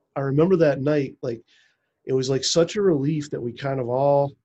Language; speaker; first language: English; native; English